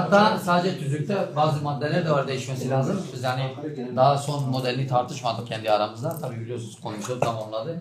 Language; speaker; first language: Turkish; native; Turkish